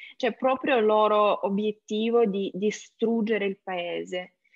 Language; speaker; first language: Italian; non-native, fluent; Ukrainian